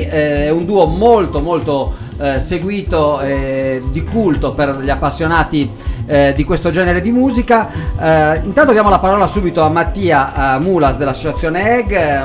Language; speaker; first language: Italian; native; Italian